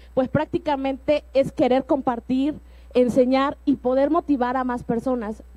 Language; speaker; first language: Spanish; native; Spanish